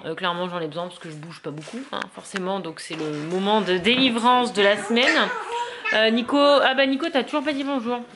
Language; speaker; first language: French; native; French